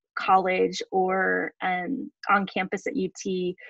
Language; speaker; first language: English; native; English